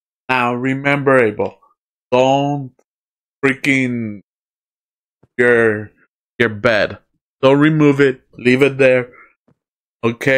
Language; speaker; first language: English; early bilingual, other home language; Spanish